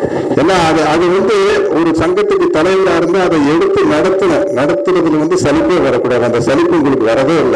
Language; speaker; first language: Tamil; native; Tamil